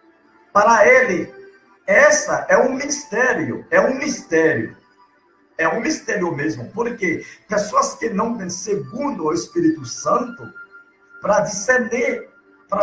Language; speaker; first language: Portuguese; non-native, learner; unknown